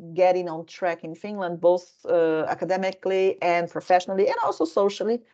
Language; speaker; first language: English; non-native, fluent; Portuguese